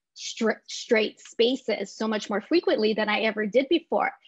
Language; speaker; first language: English; native; English